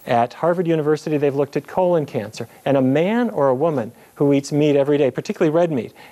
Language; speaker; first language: English; native; English